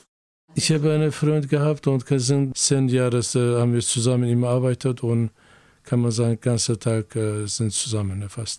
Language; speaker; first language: German; non-native, learner; Azerbaijani